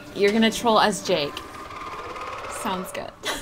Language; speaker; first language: English; native; English